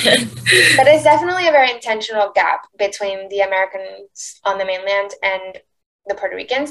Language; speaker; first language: English; early bilingual, other home language; Spanish